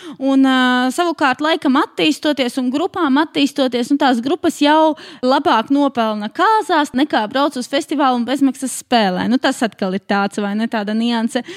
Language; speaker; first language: Latvian; native; Latvian